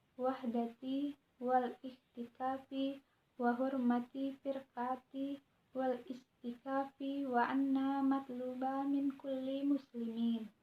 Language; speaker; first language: Arabic; non-native, learner; Indonesian